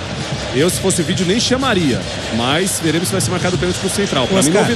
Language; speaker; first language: Portuguese; native; Portuguese